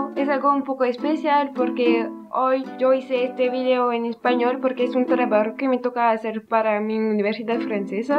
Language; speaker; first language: Spanish; non-native, learner; French